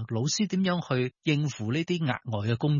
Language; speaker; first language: Cantonese; native; Cantonese